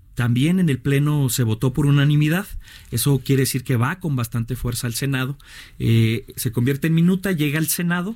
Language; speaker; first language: Spanish; native; Spanish